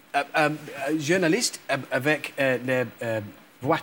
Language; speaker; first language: French; non-native, learner; English